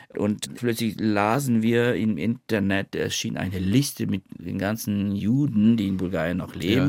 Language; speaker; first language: German; non-native, fluent; Bulgarian